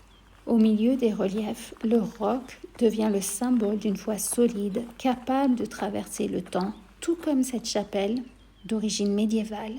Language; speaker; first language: French; native; French